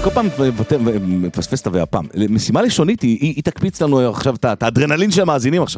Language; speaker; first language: Hebrew; native; Hebrew